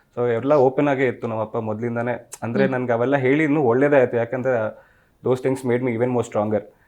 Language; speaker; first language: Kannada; non-native, fluent; Odia